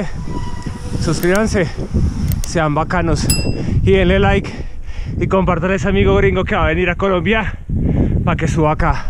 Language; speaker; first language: Spanish; native; Spanish